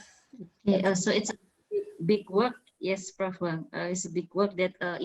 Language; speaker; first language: English; non-native, learner; Indonesian